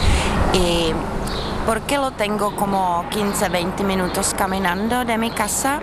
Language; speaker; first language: Spanish; non-native, learner; Czech